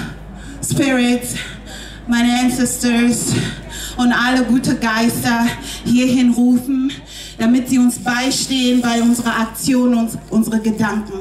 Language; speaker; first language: German; non-native, fluent; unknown